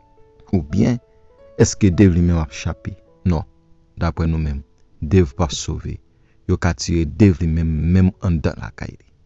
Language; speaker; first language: French; non-native, local second language; Haitian Creole